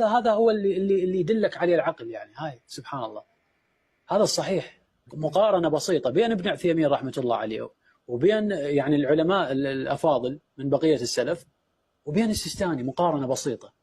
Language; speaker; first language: Arabic; native; Arabic